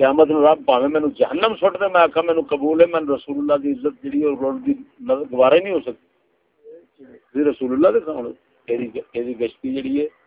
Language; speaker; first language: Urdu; non-native, local second language; Punjabi